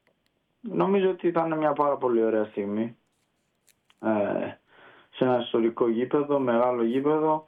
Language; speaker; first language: Greek; early bilingual, heritage; Greek